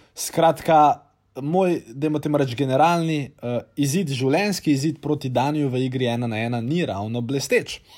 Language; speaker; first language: Slovenian; native; Slovenian